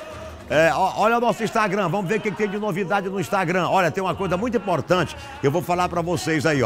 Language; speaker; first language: Portuguese; native; Portuguese